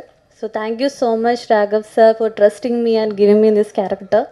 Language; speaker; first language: Tamil; non-native, fluent; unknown